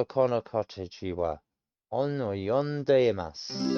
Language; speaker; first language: Japanese; non-native, learner; English